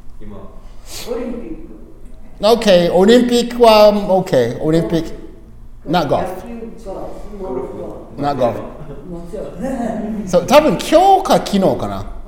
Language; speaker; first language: Japanese; non-native, learner; English